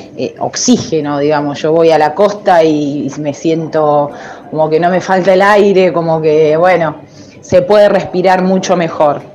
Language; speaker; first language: Spanish; native; Spanish